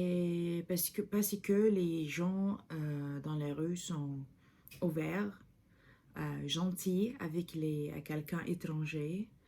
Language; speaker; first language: French; non-native, fluent; English